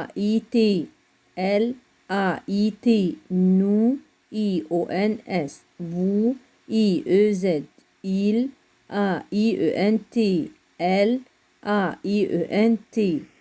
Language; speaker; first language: French; non-native, fluent; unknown